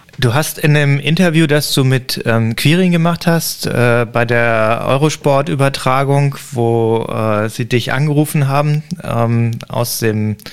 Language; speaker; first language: German; native; German